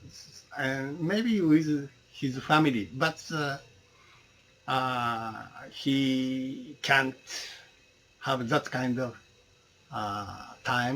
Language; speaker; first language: English; non-native, learner; Japanese